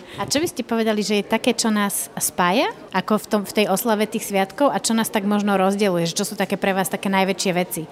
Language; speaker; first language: Slovak; native; Slovak